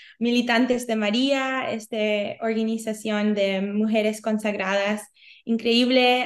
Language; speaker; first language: Spanish; early bilingual, heritage; Spanish